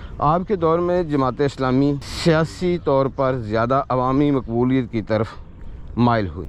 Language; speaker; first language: Urdu; non-native, local second language; Punjabi